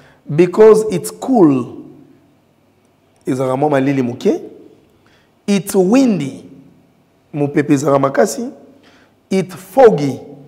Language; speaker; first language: English; non-native, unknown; Lingala